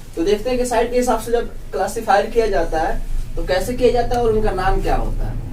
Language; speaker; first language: Hindi; native; Hindi